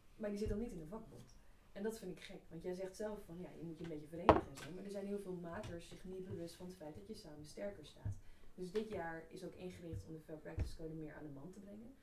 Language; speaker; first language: Dutch; native; Dutch